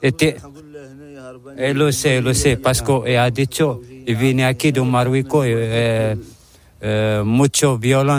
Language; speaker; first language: Spanish; non-native, learner; Arabic